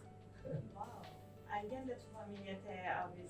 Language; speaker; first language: Spanish; non-native, fluent; Turkish